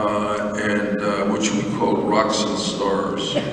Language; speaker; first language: English; native; English